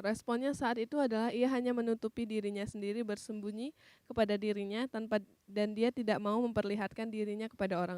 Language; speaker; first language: Indonesian; native; Indonesian